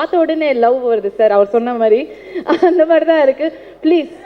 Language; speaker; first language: Tamil; native; Tamil